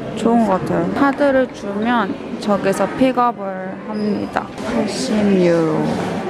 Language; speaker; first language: Korean; native; Korean